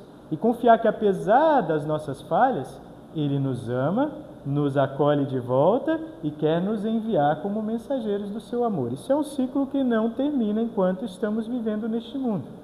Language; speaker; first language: Portuguese; native; Portuguese